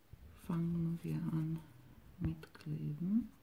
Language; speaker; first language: German; non-native, fluent; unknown